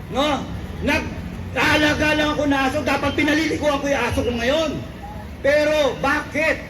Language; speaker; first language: Filipino; non-native, local second language; Cebuano